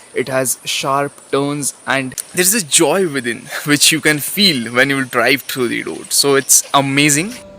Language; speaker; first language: English; non-native, local second language; Bangla